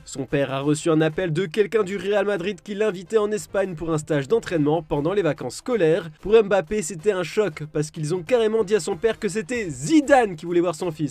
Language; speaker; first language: French; native; French